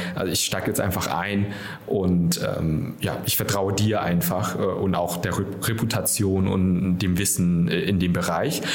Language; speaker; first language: German; early bilingual, other home language; Vietnamese